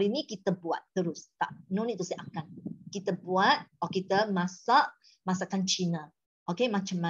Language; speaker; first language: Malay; non-native, local second language; Chinese